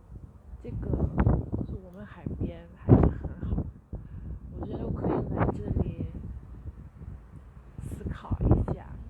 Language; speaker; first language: Chinese; early bilingual, heritage; Chinese